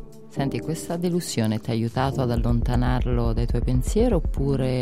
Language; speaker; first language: Italian; native; Italian